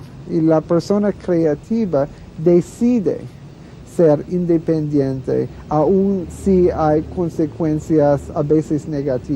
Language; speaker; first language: Spanish; non-native, fluent; English